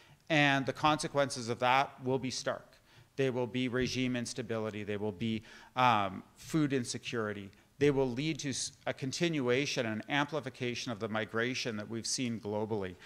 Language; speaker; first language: English; native; English